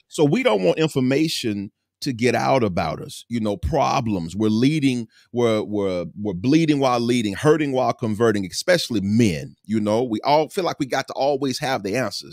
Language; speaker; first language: English; native; English